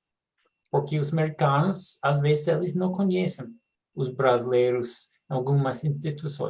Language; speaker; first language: Portuguese; non-native, fluent; English